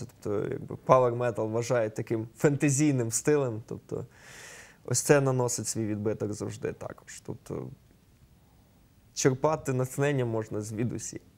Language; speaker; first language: Ukrainian; native; Ukrainian